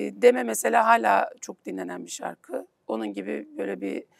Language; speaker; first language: Turkish; native; Turkish